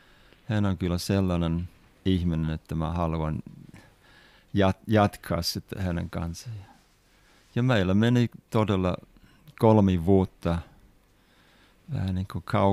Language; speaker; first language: Finnish; non-native, fluent; English